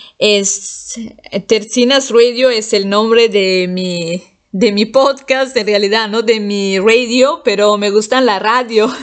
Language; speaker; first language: Spanish; non-native, fluent; Italian